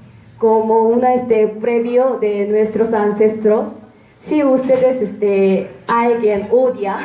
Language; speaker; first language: Spanish; non-native, fluent; Korean